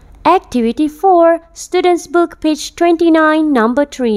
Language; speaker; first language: English; non-native, local second language; Malay